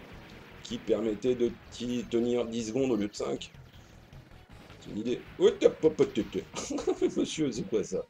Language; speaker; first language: French; native; French